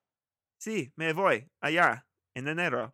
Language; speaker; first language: Spanish; non-native, learner; English